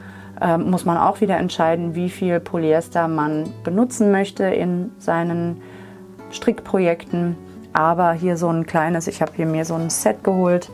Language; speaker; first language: German; native; German